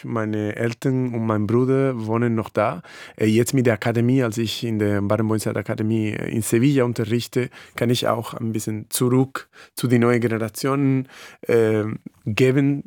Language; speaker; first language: German; non-native, fluent; Spanish